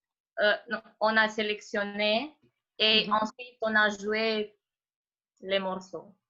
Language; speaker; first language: French; non-native, fluent; Romanian